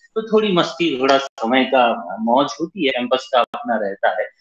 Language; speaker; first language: Hindi; native; Hindi